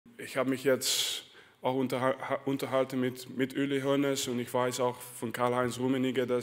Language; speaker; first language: German; non-native, fluent; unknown